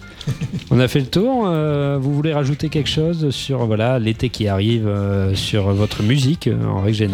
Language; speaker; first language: French; native; French